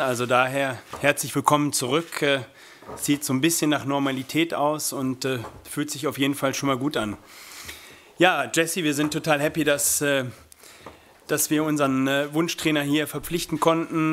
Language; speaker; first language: German; native; German